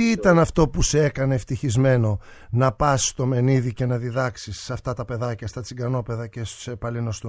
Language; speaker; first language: Greek; native; Greek